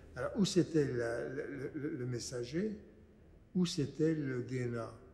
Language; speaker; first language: French; native; French